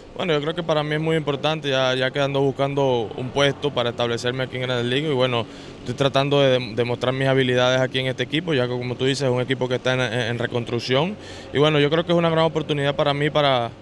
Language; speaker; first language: Spanish; native; Spanish